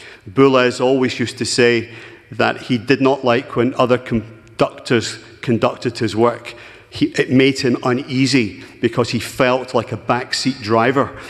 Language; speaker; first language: English; native; English